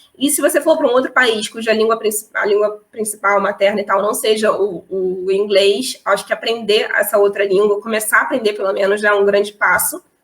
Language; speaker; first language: Portuguese; native; Portuguese